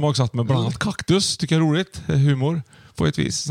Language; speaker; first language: Swedish; native; Swedish